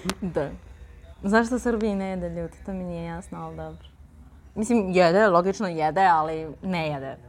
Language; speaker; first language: Serbian; non-native, fluent; Chinese